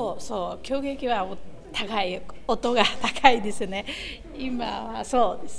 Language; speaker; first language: Japanese; non-native, fluent; Chinese